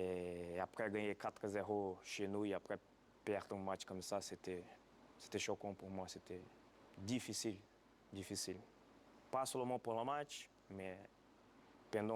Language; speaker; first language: French; non-native, fluent; Portuguese